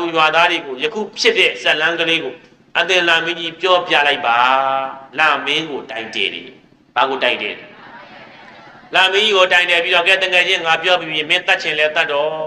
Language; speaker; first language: Burmese; native; Burmese